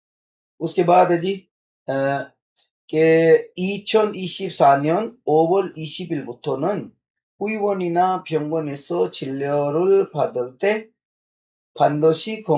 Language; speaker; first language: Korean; non-native, learner; Punjabi